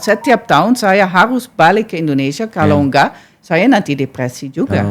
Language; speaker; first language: Indonesian; non-native, fluent; Dutch